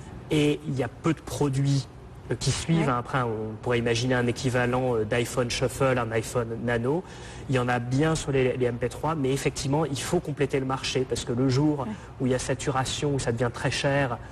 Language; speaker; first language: French; native; French